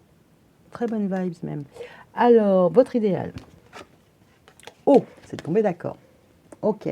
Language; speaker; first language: French; native; French